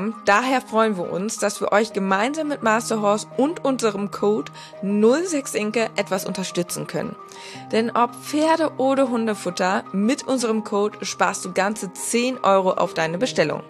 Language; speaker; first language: German; native; German